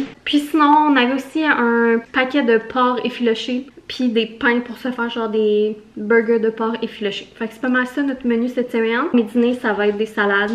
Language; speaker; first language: French; native; French